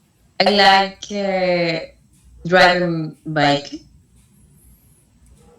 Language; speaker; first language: English; non-native, learner; Spanish